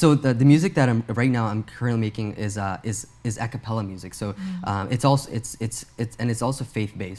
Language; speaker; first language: English; early bilingual, other home language; Urdu